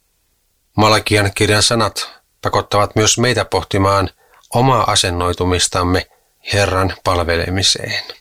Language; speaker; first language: Finnish; native; Finnish